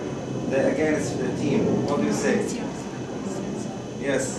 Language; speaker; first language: English; non-native, fluent; Arabic